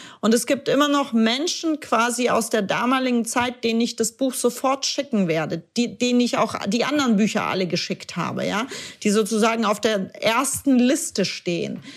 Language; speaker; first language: German; early bilingual, other home language; Russian